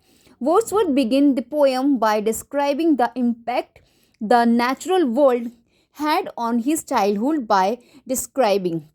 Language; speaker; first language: English; non-native, local second language; Hindi